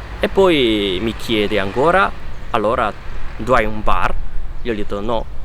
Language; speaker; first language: Italian; non-native, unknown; Chinese